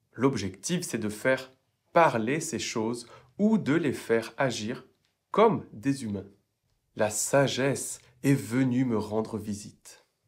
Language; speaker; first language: French; native; French